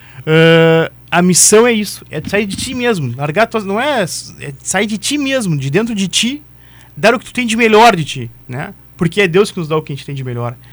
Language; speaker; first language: Portuguese; native; Portuguese